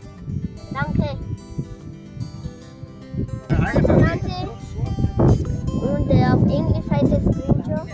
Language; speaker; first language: German; non-native, learner; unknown